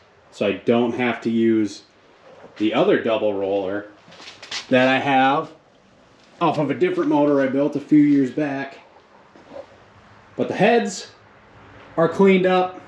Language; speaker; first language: English; native; English